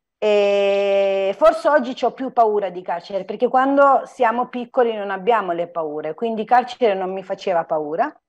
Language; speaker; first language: Italian; non-native, fluent; Turkish